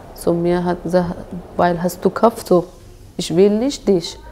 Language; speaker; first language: German; non-native, learner; Persian